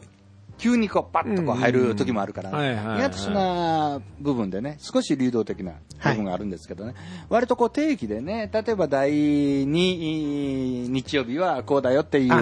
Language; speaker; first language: Japanese; native; Japanese